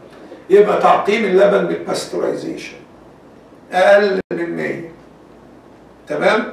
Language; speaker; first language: Arabic; native; Arabic